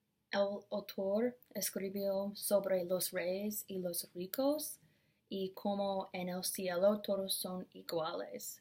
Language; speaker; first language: Spanish; non-native, learner; English